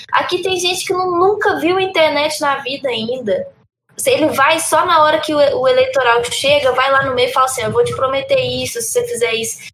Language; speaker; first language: Portuguese; early bilingual, heritage; Portuguese